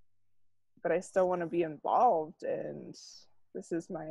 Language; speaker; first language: English; native; English